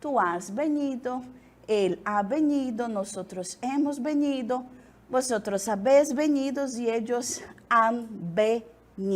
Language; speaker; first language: Spanish; non-native, fluent; Portuguese